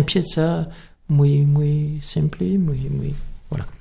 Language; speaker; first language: Spanish; non-native, learner; French